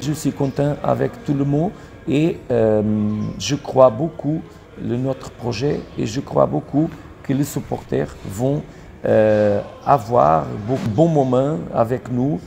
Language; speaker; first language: French; non-native, learner; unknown